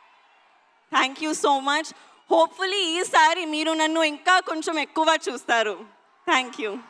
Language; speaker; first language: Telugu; non-native, local second language; Hindi